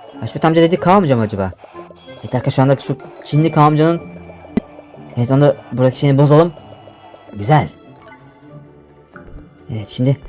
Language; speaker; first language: Turkish; native; Turkish